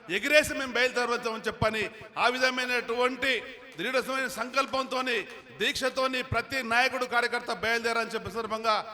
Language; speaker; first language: Telugu; native; Telugu